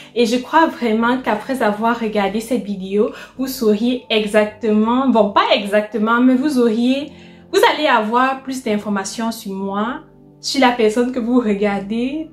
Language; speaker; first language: French; native; French